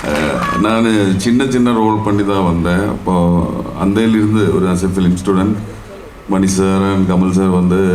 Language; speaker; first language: Tamil; non-native, learner; Malayalam